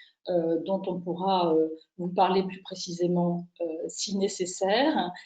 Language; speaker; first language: French; native; French